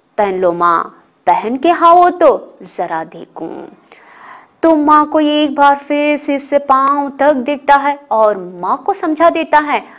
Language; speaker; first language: Hindi; non-native, local second language; Kannada